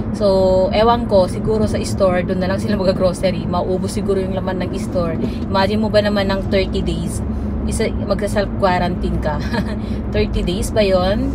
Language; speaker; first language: Filipino; native; Filipino